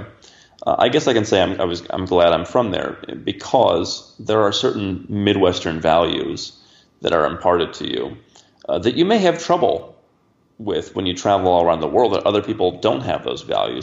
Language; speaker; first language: English; native; English